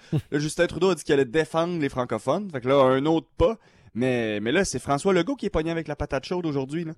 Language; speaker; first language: French; native; French